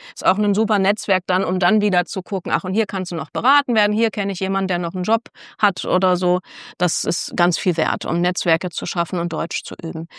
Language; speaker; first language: German; native; German